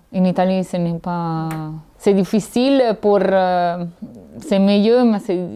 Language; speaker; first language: French; non-native, learner; Italian